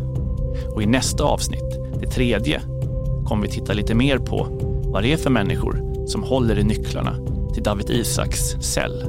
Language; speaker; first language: Swedish; native; Swedish